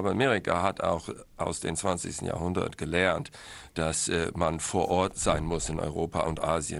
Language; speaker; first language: German; non-native, fluent; English